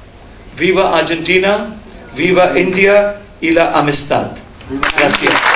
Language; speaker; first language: Spanish; non-native, learner; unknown